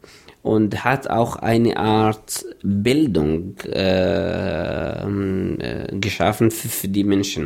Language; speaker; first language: German; non-native, fluent; Arabic